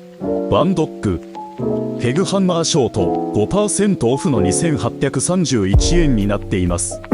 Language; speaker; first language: Japanese; native; Japanese